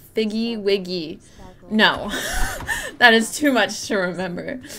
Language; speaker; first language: English; native; English